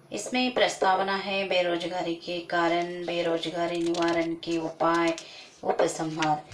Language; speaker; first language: Hindi; non-native, local second language; Kannada